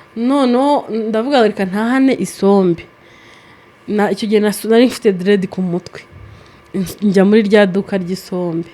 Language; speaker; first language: Kinyarwanda; native; Kinyarwanda